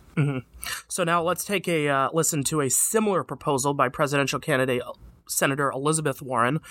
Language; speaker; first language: English; native; English